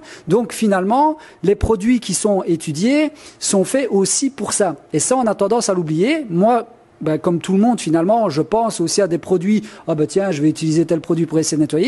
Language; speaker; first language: French; native; French